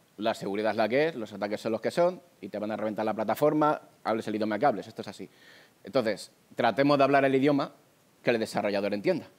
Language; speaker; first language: Spanish; native; Spanish